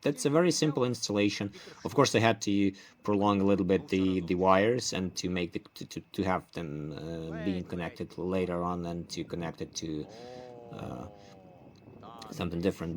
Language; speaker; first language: English; non-native, fluent; Ukrainian